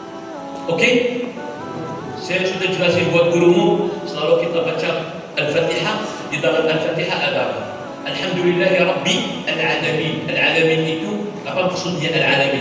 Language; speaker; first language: Indonesian; non-native, learner; Arabic